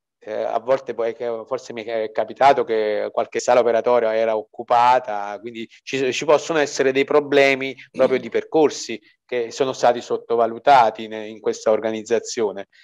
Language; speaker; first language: Italian; native; Italian